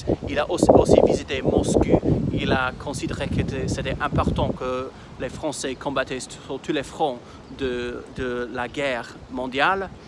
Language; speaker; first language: French; non-native, fluent; English